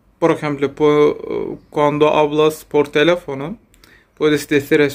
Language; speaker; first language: Spanish; non-native, fluent; Turkish